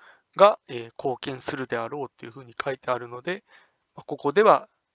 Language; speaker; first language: Japanese; native; Japanese